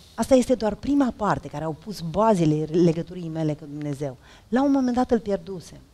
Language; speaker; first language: Romanian; native; Romanian